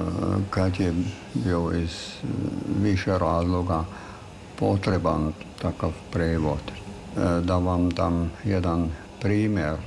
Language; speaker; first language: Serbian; non-native, fluent; German